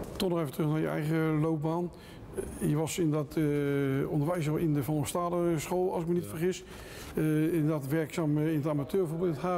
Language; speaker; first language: Dutch; native; Dutch